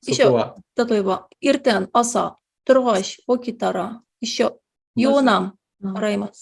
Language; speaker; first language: Japanese; non-native, fluent; Tatar